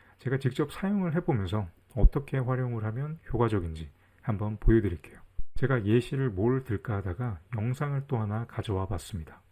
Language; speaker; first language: Korean; native; Korean